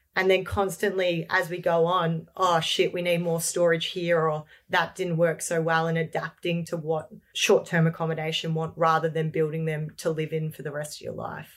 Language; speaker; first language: English; native; English